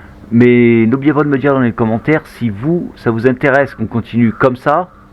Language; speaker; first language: French; native; French